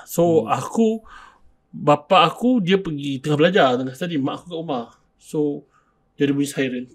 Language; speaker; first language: Malay; early bilingual, heritage; Malay